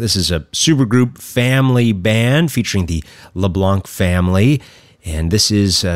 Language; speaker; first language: English; native; English